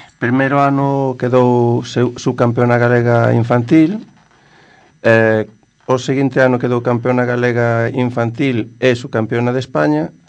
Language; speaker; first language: Galician; non-native, local second language; Spanish